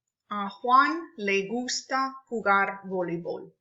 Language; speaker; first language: Spanish; non-native, fluent; English